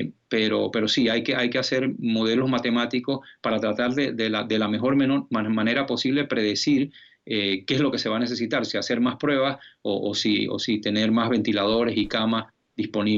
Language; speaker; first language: Spanish; native; Spanish